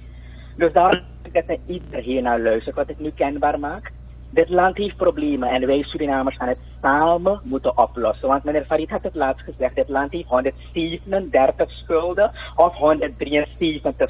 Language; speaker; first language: Dutch; native; Dutch